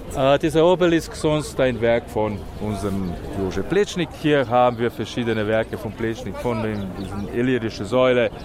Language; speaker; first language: German; non-native, fluent; Slovenian